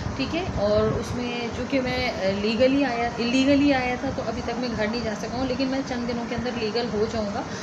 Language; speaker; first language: Urdu; native; Urdu